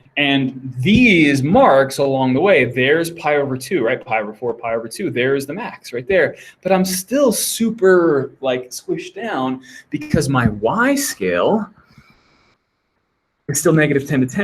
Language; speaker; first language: English; native; English